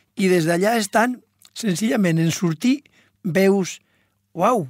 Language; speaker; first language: Catalan; non-native, local second language; Spanish